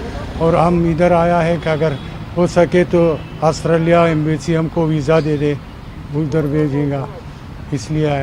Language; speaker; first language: Hindi; non-native, learner; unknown